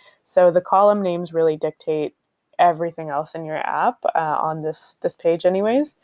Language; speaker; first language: English; native; English